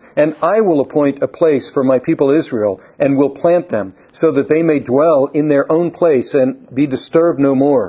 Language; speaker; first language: English; native; English